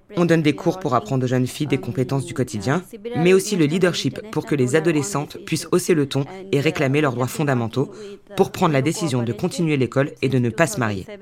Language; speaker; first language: French; non-native, fluent; Bangla